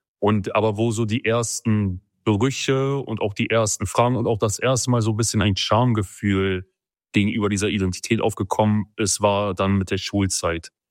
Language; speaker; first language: German; early bilingual, other home language; Kurdish